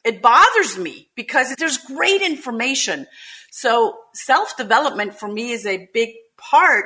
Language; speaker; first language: English; non-native, fluent; German